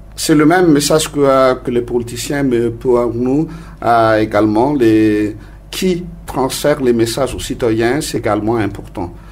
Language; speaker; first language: French; non-native, local second language; Malagasy